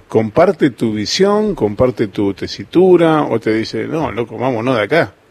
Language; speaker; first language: Spanish; native; Spanish